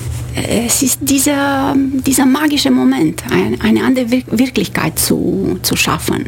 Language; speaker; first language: German; non-native, fluent; Romanian